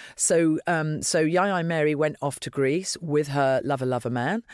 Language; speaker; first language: English; native; English